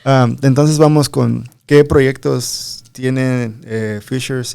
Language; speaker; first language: Spanish; early bilingual, other home language; English